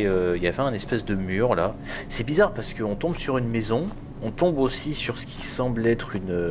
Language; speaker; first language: French; native; French